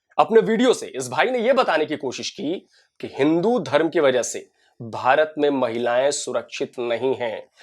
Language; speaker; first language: Hindi; native; Hindi